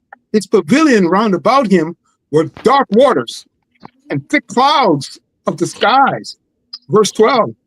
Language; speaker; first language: English; native; English